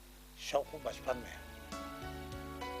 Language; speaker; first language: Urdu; non-native, learner; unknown